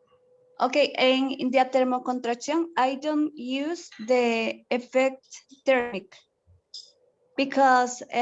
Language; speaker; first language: English; non-native, learner; Spanish